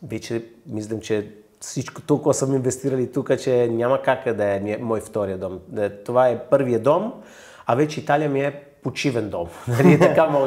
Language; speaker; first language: Bulgarian; non-native, fluent; Italian